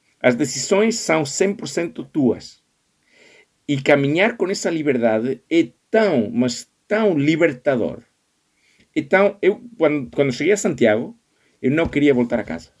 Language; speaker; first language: Portuguese; non-native, fluent; Spanish